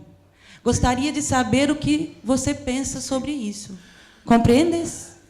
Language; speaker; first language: Portuguese; non-native, learner; Spanish